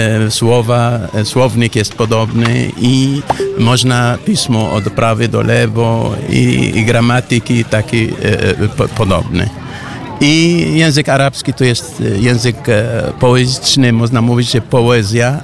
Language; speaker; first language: Polish; non-native, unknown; Arabic